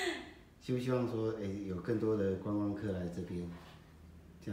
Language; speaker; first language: Chinese; native; Chinese